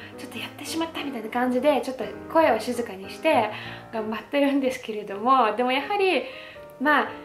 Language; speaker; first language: Japanese; non-native, fluent; Russian